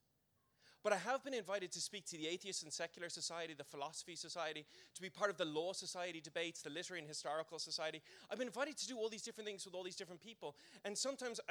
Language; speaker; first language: English; native; English